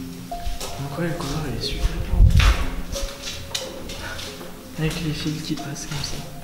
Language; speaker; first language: French; native; French